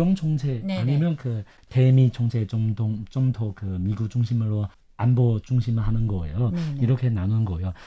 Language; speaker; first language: Korean; non-native, fluent; Chinese